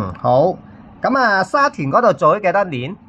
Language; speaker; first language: Cantonese; native; Cantonese